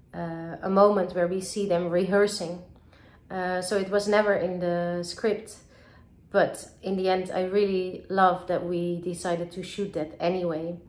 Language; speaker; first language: English; non-native, fluent; Dutch